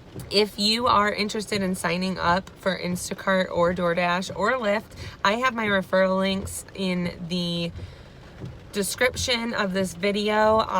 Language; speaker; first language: English; native; English